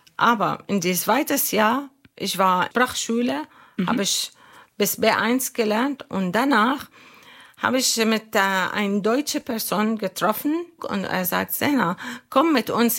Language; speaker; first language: German; non-native, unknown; Arabic